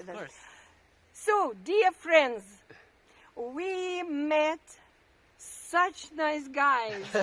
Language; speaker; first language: English; non-native, learner; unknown